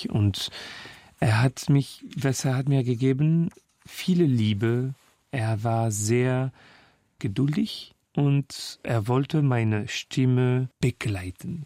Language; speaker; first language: German; non-native, fluent; French